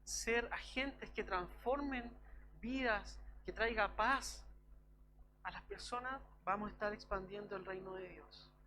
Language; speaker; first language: Spanish; native; Spanish